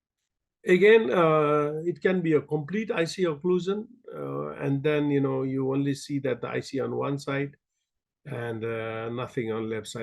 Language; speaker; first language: English; non-native, local second language; Nepali